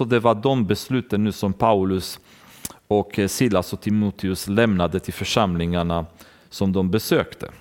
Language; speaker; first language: Swedish; non-native, fluent; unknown